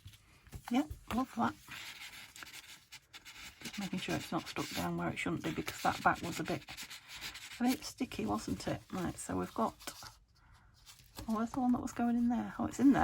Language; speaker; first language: English; native; English